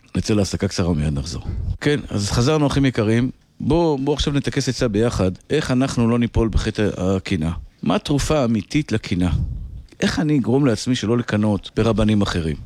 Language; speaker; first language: Hebrew; native; Hebrew